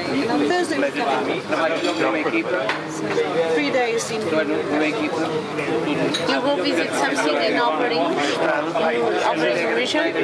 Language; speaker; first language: English; non-native, fluent; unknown